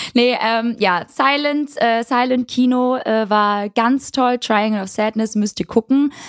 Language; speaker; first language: German; early bilingual, other home language; Albanian